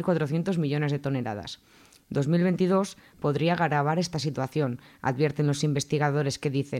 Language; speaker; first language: Spanish; native; Spanish